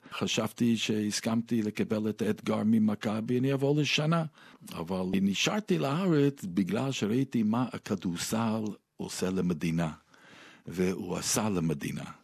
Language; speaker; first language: Hebrew; non-native, fluent; English